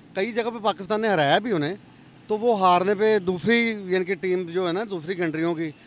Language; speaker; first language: Urdu; native; Urdu